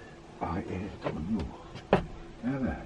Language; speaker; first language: Finnish; native; Finnish